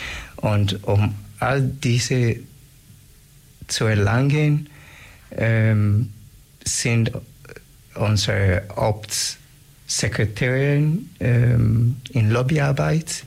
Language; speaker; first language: German; non-native, learner; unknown